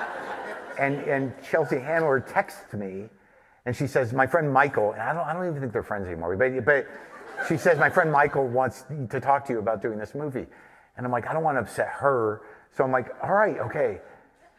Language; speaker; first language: English; native; English